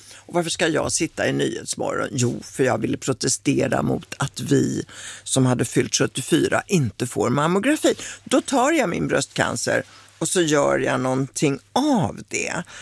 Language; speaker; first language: Swedish; early bilingual, other home language; Italian